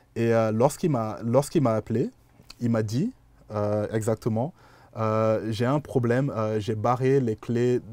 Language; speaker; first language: French; native; French